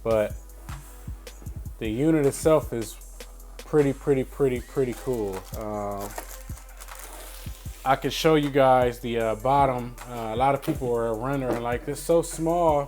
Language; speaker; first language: English; native; English